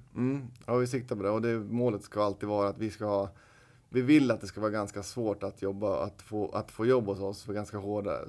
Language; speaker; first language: Swedish; native; Swedish